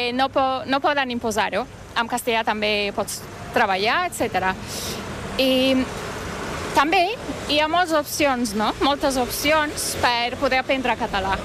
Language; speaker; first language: Catalan; non-native, fluent; Turkish